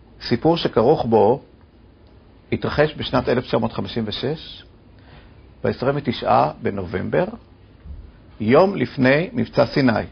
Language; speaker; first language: Hebrew; native; Hebrew